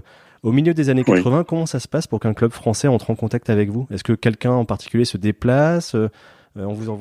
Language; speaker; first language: French; native; French